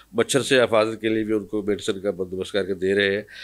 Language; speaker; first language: Urdu; native; Urdu